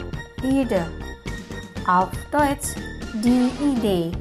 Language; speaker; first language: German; non-native, fluent; Indonesian